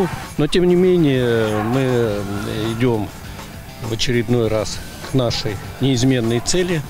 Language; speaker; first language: Russian; native; Russian